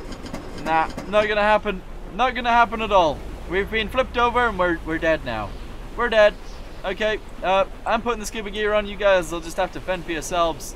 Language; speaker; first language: English; native; English